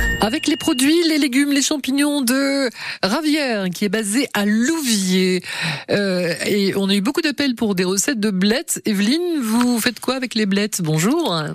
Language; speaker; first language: French; native; French